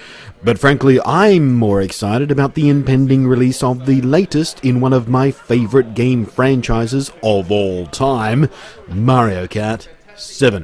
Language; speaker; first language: English; native; English